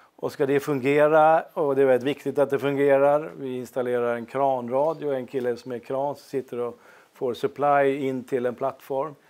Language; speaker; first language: Swedish; non-native, fluent; Norwegian